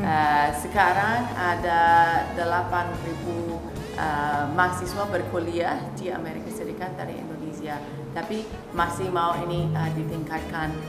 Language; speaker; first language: Indonesian; non-native, fluent; English